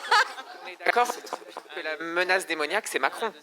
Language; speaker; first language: French; native; French